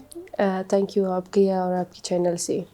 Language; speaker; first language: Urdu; non-native, learner; Persian